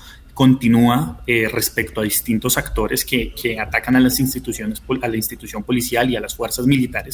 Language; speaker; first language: Spanish; native; Spanish